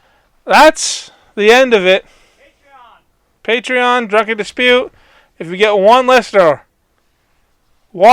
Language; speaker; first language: English; native; English